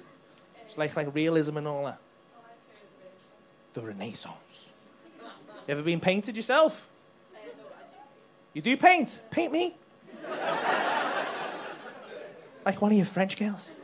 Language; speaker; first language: English; native; English